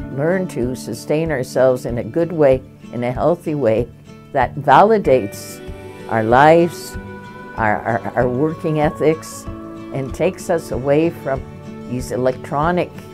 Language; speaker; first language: English; native; English